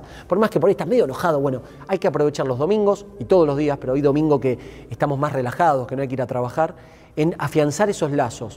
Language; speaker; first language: Spanish; native; Spanish